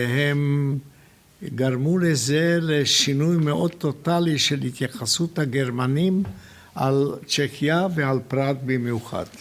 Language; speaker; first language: Hebrew; non-native, fluent; Hungarian